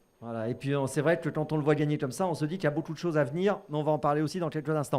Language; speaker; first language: French; native; French